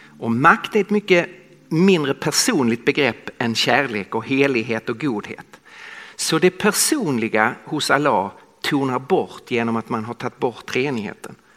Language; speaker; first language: Swedish; native; Swedish